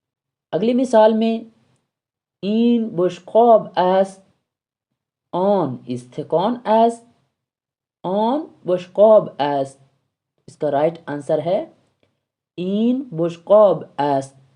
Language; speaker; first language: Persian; non-native, fluent; Urdu